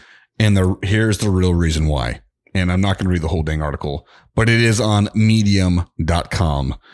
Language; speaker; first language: English; native; English